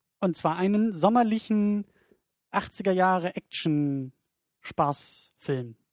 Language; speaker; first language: German; native; German